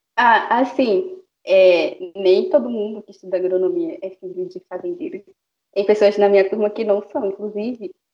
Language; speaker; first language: Portuguese; non-native, local second language; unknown